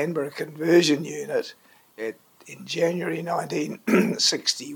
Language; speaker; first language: English; native; English